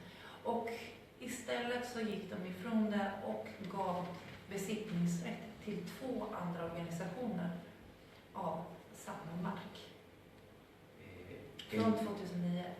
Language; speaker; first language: Swedish; non-native, fluent; Spanish